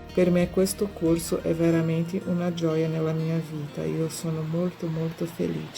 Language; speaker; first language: Italian; non-native, learner; Portuguese